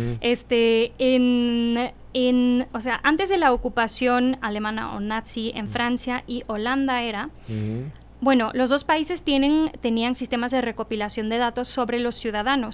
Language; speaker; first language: Spanish; early bilingual, heritage; Spanish